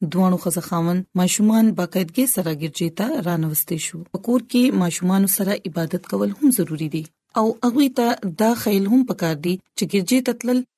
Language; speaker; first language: Pashto; non-native, local second language; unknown